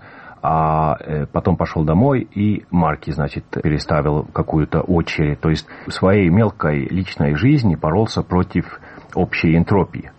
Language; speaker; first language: Russian; native; Russian